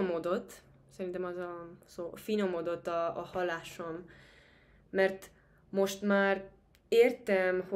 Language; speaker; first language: Hungarian; non-native, fluent; Spanish